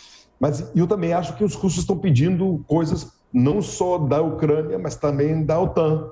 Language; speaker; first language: Portuguese; non-native, fluent; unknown